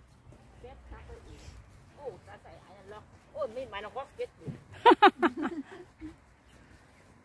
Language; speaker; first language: German; non-native, learner; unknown